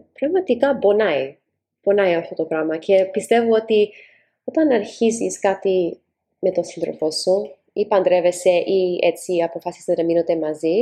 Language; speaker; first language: Greek; early bilingual, heritage; Greek